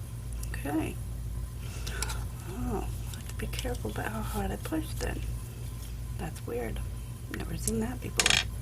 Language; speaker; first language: English; native; English